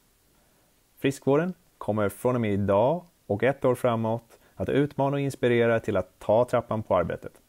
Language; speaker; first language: Swedish; native; Swedish